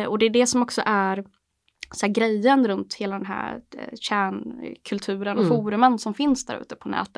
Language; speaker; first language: Swedish; native; Swedish